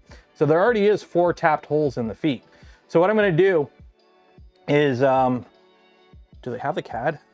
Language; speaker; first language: English; native; English